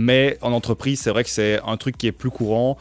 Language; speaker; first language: French; native; French